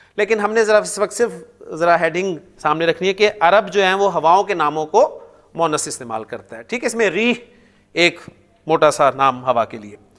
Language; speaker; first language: Urdu; native; Urdu